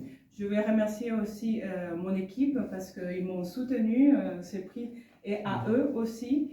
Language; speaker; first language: French; non-native, fluent; Spanish